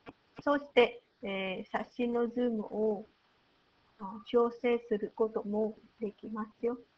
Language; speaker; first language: Japanese; non-native, learner; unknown